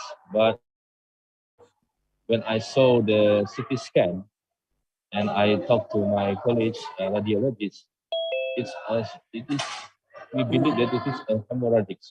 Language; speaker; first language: English; non-native, learner; Indonesian